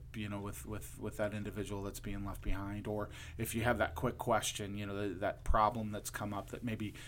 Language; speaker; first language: English; native; English